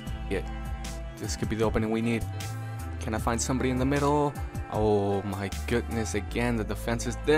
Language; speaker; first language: English; early bilingual, other home language; Spanish